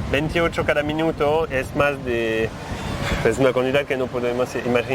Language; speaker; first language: Spanish; non-native, learner; French